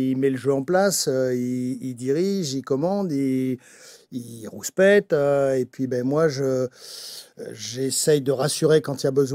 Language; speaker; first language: French; native; French